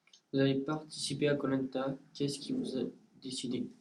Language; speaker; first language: French; native; French